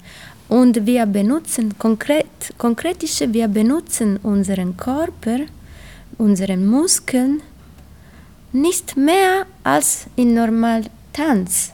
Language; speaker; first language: German; non-native, learner; Italian